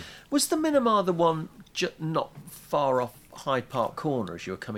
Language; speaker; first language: English; native; English